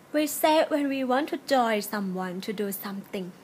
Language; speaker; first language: English; non-native, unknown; Thai